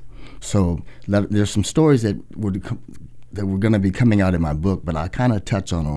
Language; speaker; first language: English; native; English